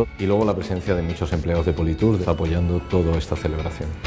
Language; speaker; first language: Spanish; native; Spanish